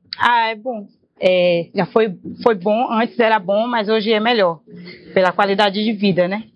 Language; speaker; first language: Portuguese; native; Portuguese